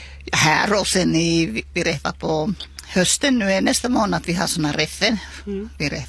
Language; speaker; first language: Swedish; non-native, fluent; Finnish